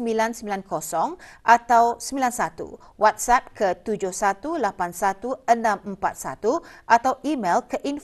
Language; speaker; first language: Malay; native; Malay